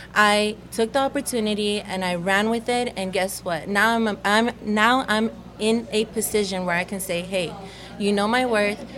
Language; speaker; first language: English; early bilingual, other home language; Spanish